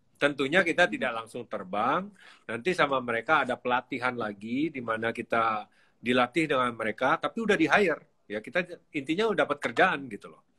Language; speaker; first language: Indonesian; native; Indonesian